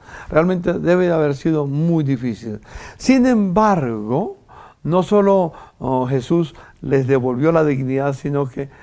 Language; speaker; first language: Spanish; native; Spanish